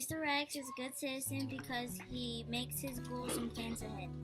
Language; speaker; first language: English; native; English